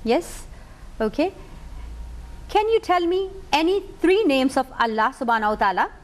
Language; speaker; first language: English; non-native, local second language; Urdu